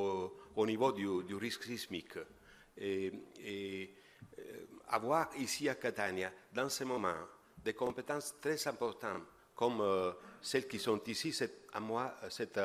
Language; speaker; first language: French; non-native, fluent; Italian